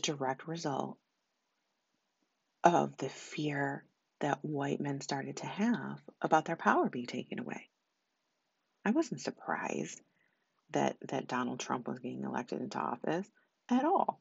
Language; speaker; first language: English; native; English